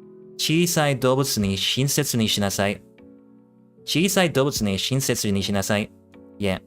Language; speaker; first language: Japanese; non-native, learner; English